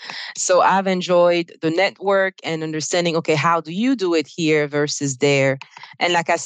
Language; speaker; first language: English; non-native, fluent; French